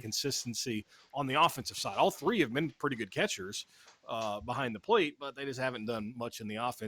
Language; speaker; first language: English; native; English